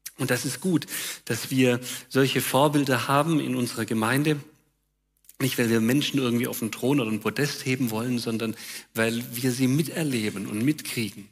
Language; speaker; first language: German; native; German